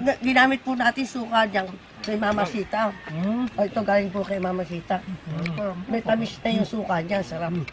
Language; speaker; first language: Filipino; native; Filipino